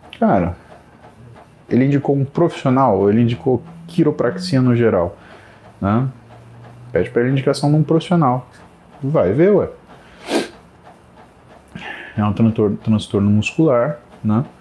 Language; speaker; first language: Portuguese; native; Portuguese